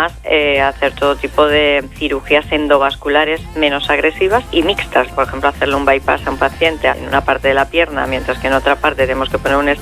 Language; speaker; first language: Spanish; native; Spanish